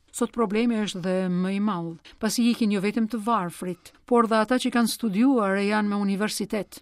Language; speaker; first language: Albanian; non-native, fluent; Greek